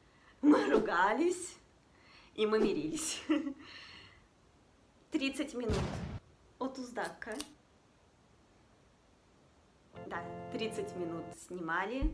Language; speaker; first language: Russian; early bilingual, heritage; Russian